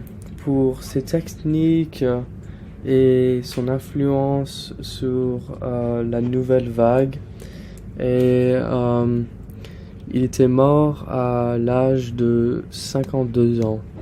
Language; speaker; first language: French; non-native, learner; English